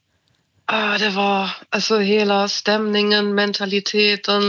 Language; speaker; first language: Swedish; non-native, fluent; German